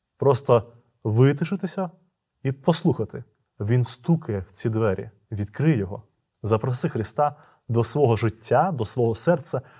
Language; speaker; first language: Ukrainian; native; Ukrainian